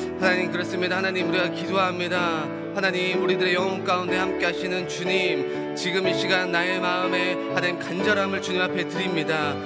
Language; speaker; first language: Korean; native; Korean